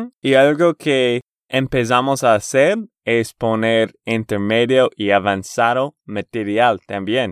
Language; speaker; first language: Spanish; non-native, fluent; English